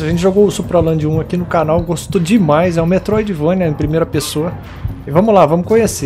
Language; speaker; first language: Portuguese; native; Portuguese